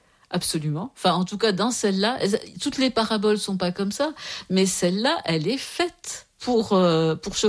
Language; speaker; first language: French; native; French